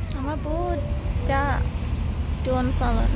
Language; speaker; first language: Turkish; non-native, learner; Indonesian